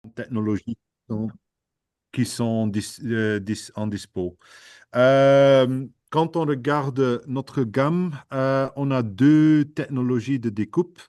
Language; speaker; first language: French; non-native, fluent; Dutch